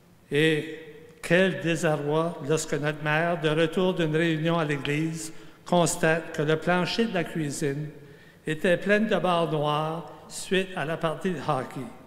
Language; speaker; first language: French; native; French